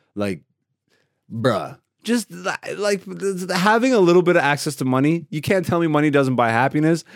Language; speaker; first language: English; non-native, fluent; Greek